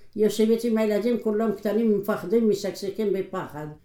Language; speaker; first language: Hebrew; non-native, fluent; Arabic